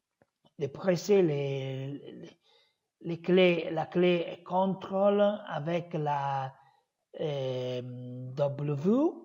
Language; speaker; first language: French; non-native, learner; Italian